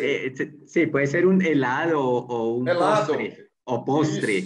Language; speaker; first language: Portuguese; non-native, learner; Spanish